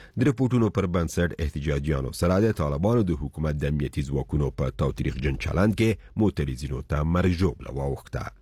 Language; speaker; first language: Pashto; native; Pashto